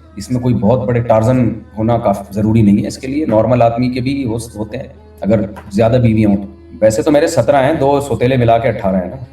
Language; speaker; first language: Urdu; native; Urdu